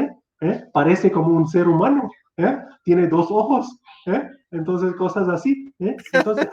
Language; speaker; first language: Spanish; non-native, fluent; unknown